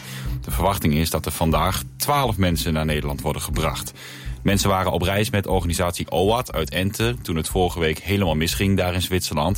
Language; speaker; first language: Dutch; native; Dutch